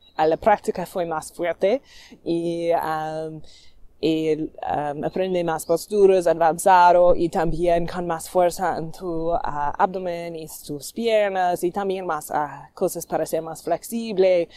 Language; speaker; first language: Spanish; non-native, learner; English